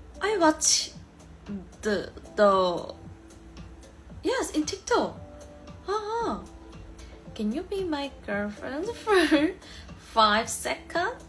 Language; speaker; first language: English; non-native, learner; Korean